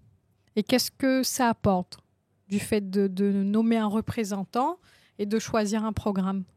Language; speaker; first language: French; native; French